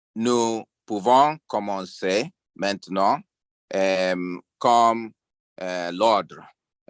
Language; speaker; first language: French; non-native, learner; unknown